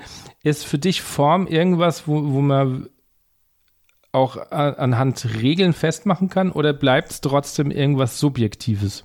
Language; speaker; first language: German; native; German